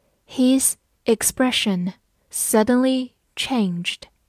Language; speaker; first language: English; non-native, fluent; Chinese